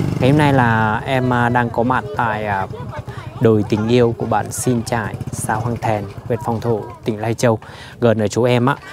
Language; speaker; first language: Vietnamese; non-native, local second language; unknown